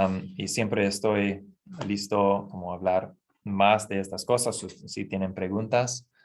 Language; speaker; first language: Spanish; non-native, fluent; English